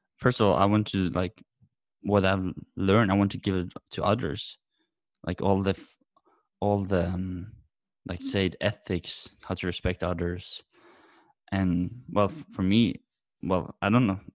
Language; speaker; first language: English; non-native, fluent; Norwegian